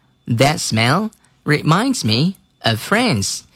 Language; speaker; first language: English; non-native, fluent; Chinese